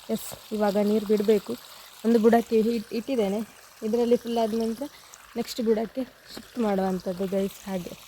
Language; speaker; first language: Kannada; non-native, local second language; Tulu